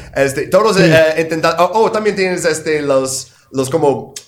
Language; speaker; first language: Spanish; non-native, fluent; English